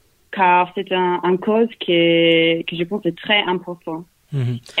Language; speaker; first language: French; non-native, learner; English